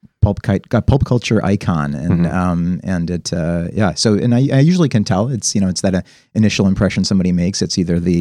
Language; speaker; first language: English; native; English